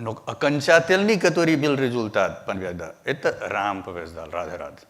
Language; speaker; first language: Russian; non-native, learner; Hindi